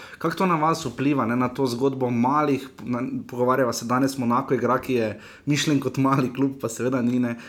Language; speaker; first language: Slovenian; native; Slovenian